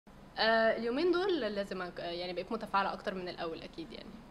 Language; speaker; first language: Arabic; native; Arabic